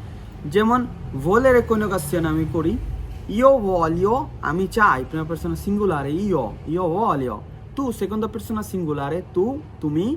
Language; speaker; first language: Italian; non-native, fluent; Bangla